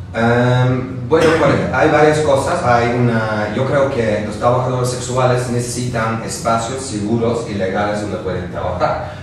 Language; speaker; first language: Spanish; non-native, fluent; Dutch